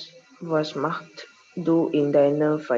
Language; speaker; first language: German; non-native, learner; Indonesian